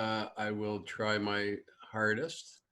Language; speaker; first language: English; native; English